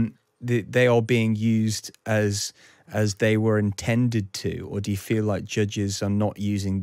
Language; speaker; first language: English; native; English